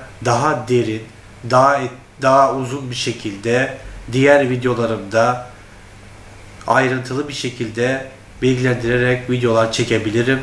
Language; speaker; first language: Turkish; non-native, fluent; Turkmen